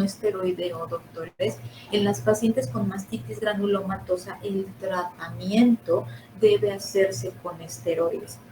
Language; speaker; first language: Spanish; native; Spanish